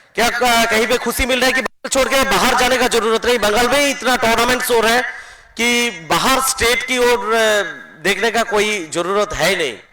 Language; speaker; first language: Hindi; non-native, local second language; Bangla